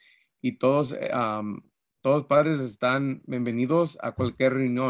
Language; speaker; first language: Spanish; early bilingual, heritage; Spanish